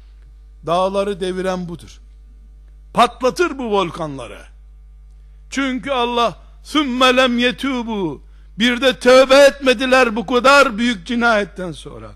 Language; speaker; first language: Turkish; native; Turkish